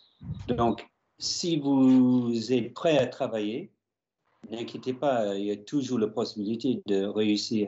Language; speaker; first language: French; non-native, fluent; English